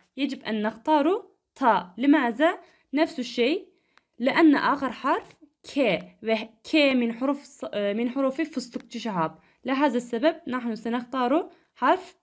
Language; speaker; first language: Arabic; non-native, fluent; Turkish